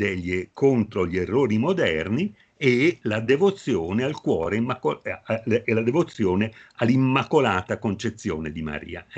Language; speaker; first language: Italian; native; Italian